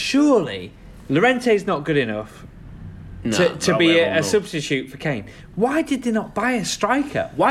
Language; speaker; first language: English; native; English